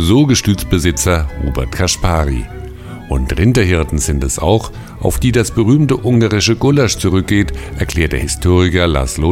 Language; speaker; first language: German; native; German